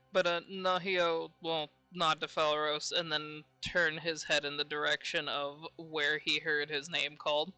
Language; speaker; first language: English; native; English